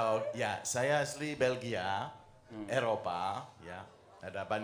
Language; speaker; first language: Indonesian; non-native, fluent; French